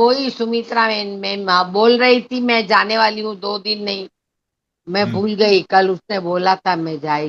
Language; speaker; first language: Hindi; non-native, local second language; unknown